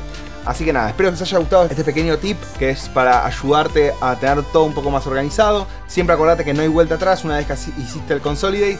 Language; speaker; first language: Spanish; native; Spanish